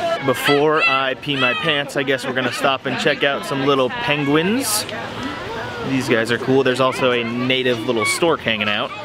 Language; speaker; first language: English; native; English